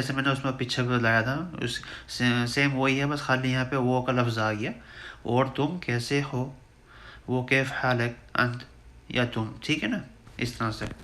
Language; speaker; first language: Urdu; native; Urdu